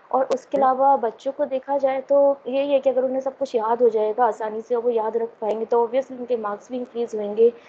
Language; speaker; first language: Hindi; native; Hindi